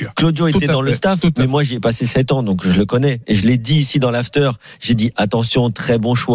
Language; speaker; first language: French; native; French